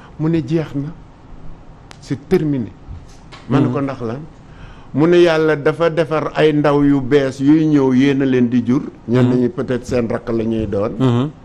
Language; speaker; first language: Wolof; non-native, local second language; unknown